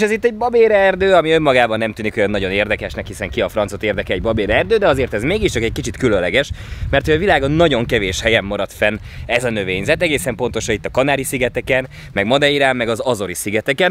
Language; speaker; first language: Hungarian; native; Hungarian